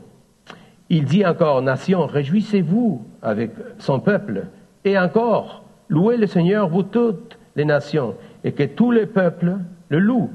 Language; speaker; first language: French; native; French